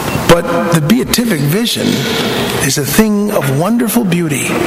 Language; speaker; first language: English; native; English